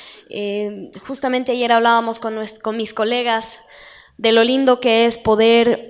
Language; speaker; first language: Spanish; native; Spanish